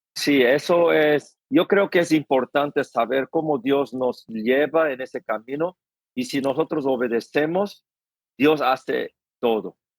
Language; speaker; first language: Spanish; non-native, fluent; Korean